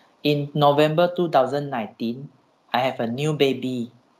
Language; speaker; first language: English; non-native, local second language; Chinese